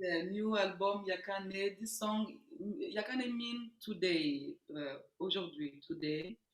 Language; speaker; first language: English; non-native, learner; French